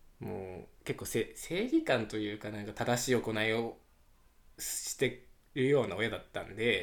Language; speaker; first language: Japanese; native; Japanese